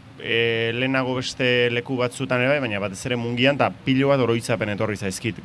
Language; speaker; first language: Basque; native; Basque